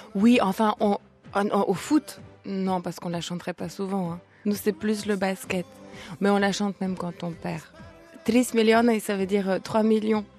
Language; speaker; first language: French; early bilingual, other home language; Lithuanian